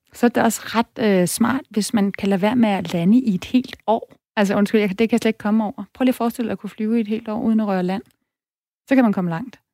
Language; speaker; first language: Danish; native; Danish